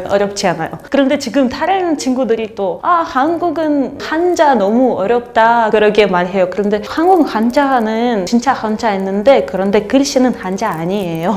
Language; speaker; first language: Korean; non-native, learner; Russian